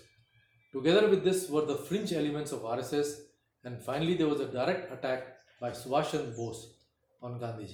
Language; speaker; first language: English; non-native, local second language; Hindi